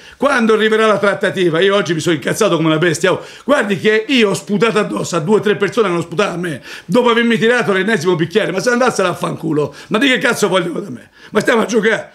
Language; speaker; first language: Italian; native; Italian